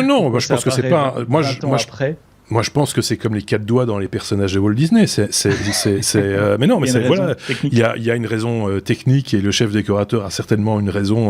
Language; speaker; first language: French; native; French